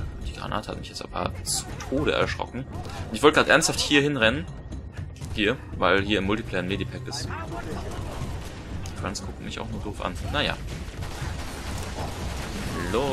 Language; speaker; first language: German; native; German